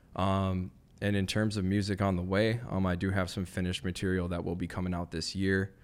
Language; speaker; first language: English; native; English